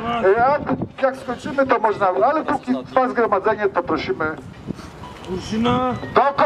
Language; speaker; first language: Polish; native; Polish